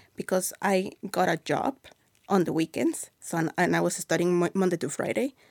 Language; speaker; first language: English; non-native, fluent; Spanish